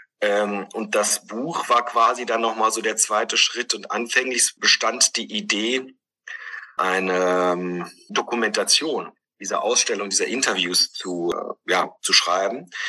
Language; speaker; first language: German; early bilingual, other home language; Greek